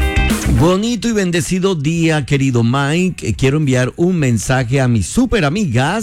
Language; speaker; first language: Spanish; native; Spanish